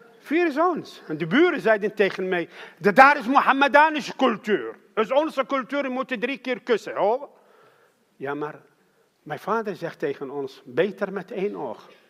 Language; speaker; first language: Dutch; non-native, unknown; Arabic